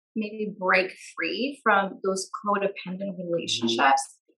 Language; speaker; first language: English; non-native, fluent; Spanish